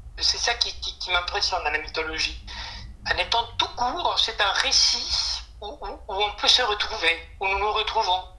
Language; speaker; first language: French; non-native, fluent; Spanish